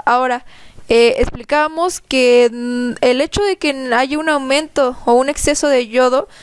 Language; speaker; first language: Spanish; native; Spanish